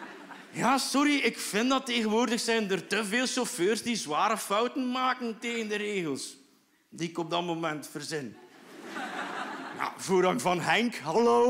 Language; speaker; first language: Dutch; native; Dutch